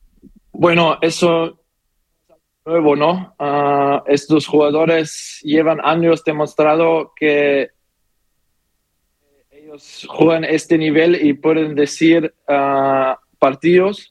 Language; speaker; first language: Spanish; non-native, learner; German